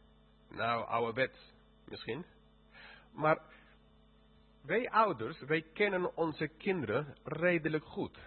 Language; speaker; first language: Dutch; non-native, fluent; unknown